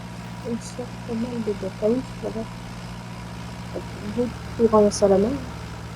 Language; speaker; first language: French; native; French